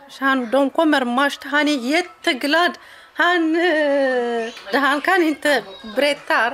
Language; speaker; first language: Swedish; non-native, learner; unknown